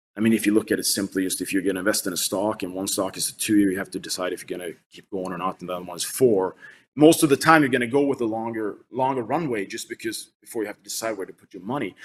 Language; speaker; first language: English; non-native, fluent; Swedish